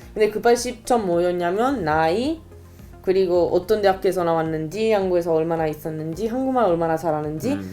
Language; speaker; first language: Korean; non-native, fluent; Italian